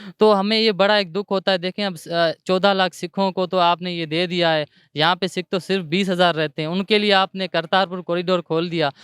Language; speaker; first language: Urdu; non-native, local second language; Sindhi